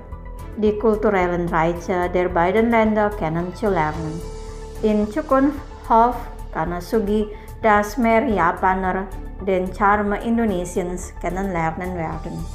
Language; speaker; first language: German; non-native, fluent; Indonesian